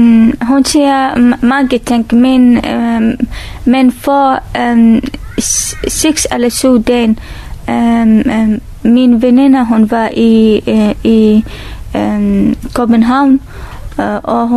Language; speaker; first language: Danish; non-native, learner; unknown